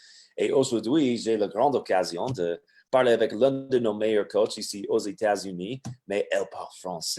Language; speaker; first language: French; non-native, fluent; English